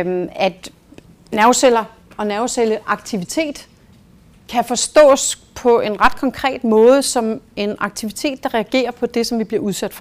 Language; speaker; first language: Danish; native; Danish